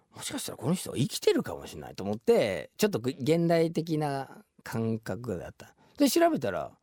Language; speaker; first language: Japanese; non-native, fluent; English